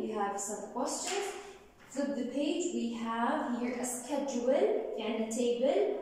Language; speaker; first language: English; non-native, fluent; Arabic